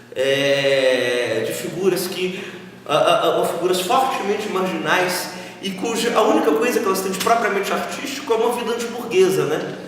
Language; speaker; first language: Portuguese; native; Portuguese